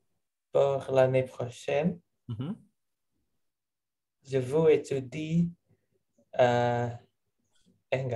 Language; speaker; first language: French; non-native, learner; Indonesian